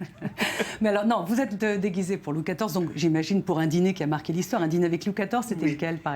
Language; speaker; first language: French; native; French